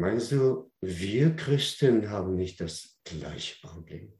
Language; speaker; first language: German; non-native, learner; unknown